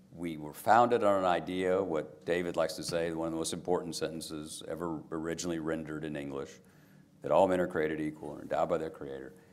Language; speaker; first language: English; native; English